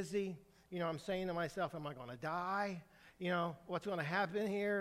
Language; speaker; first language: English; native; English